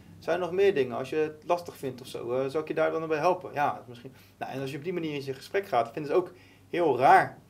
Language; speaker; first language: Dutch; native; Dutch